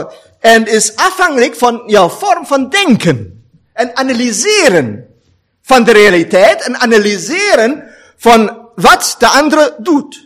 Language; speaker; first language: Dutch; non-native, fluent; German